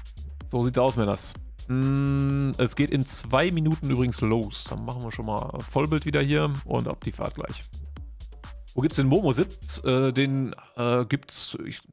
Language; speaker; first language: German; native; German